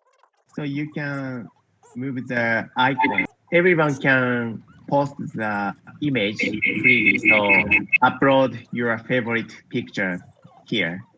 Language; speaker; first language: English; non-native, learner; Japanese